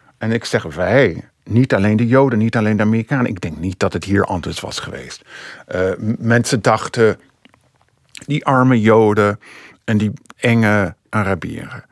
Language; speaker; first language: Dutch; non-native, fluent; English